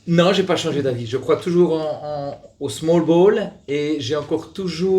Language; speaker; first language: French; native; French